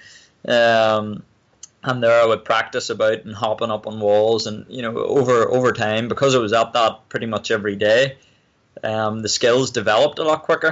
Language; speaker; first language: English; native; English